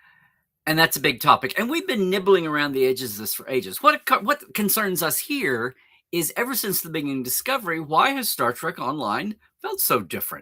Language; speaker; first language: English; native; English